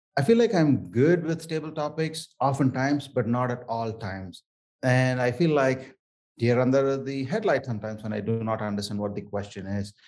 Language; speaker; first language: English; non-native, local second language; Tamil